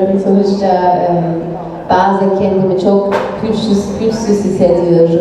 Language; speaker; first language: Turkish; early bilingual, heritage; Turkish